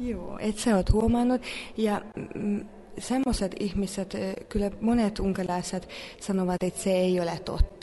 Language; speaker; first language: Finnish; non-native, fluent; Hungarian